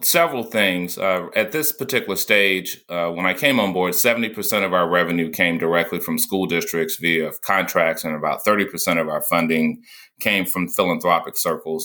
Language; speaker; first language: English; native; English